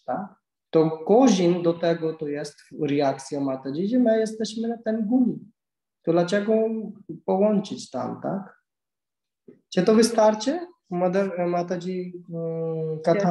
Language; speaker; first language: Polish; non-native, learner; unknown